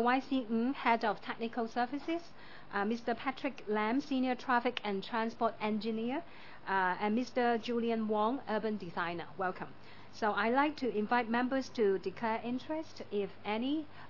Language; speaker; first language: English; non-native, local second language; Cantonese